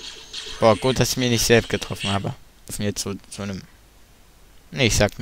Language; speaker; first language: German; native; German